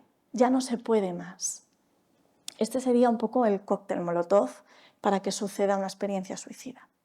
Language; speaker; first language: Spanish; native; Spanish